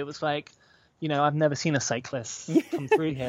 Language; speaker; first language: English; native; English